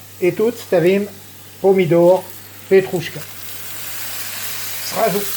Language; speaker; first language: Russian; non-native, learner; French